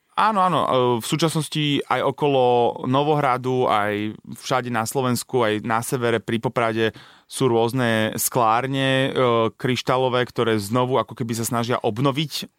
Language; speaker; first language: Slovak; native; Slovak